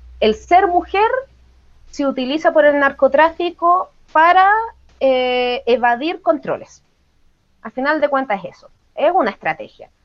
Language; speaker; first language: Spanish; native; Spanish